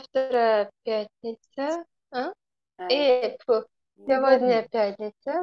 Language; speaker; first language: Russian; non-native, learner; Uzbek